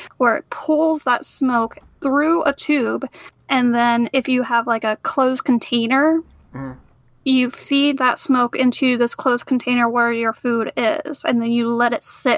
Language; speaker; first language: English; native; English